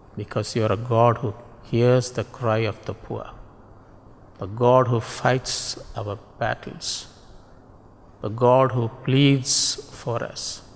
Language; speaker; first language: English; non-native, local second language; Tamil